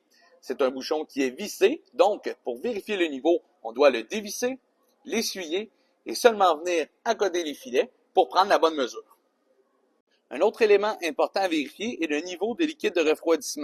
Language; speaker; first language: French; native; French